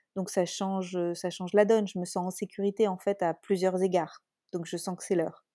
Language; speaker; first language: French; native; French